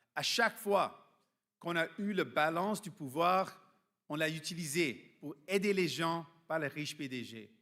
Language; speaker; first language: French; non-native, fluent; English